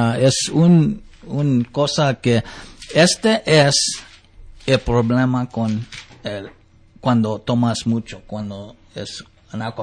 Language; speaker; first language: Spanish; early bilingual, heritage; English